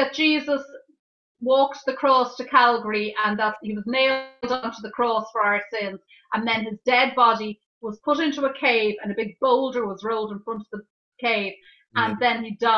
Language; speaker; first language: English; native; English